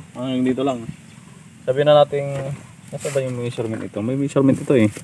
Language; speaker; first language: Filipino; non-native, local second language; Iloko